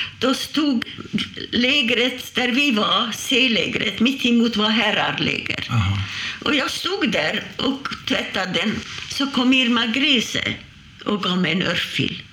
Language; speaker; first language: Swedish; non-native, fluent; Hungarian